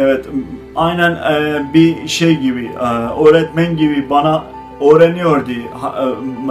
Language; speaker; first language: Turkish; non-native, fluent; Azerbaijani